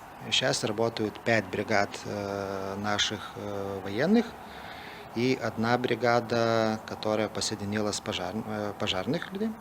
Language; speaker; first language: Russian; non-native, fluent; Lithuanian